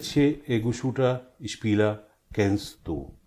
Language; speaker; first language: German; non-native, learner; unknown